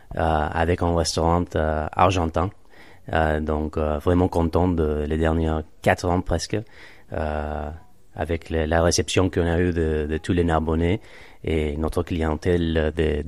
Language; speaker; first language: French; non-native, fluent; Spanish